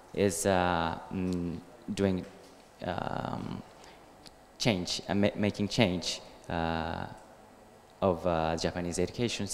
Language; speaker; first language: English; non-native, learner; Japanese